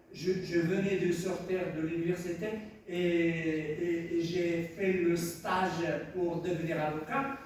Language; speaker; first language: French; non-native, local second language; Tachelhit